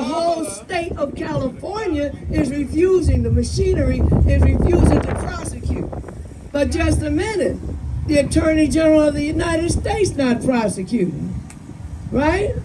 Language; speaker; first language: English; native; English